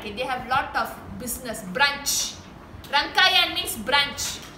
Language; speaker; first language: English; non-native, local second language; Tamil